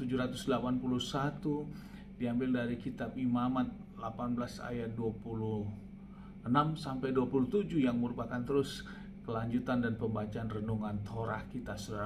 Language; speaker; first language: Indonesian; native; Indonesian